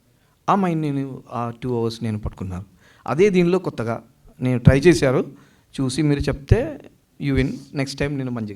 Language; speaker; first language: Telugu; non-native, local second language; Malayalam